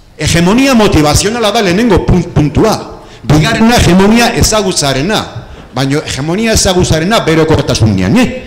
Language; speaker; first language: Basque; non-native, local second language; Spanish